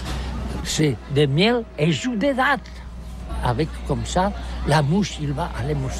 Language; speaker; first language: French; non-native, learner; Catalan